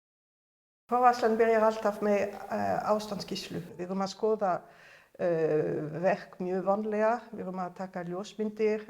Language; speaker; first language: Icelandic; non-native, fluent; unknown